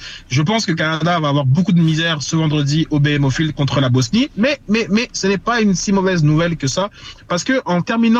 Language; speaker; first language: French; native; French